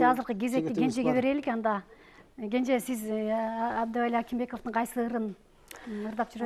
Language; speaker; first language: Kyrgyz; native; Kyrgyz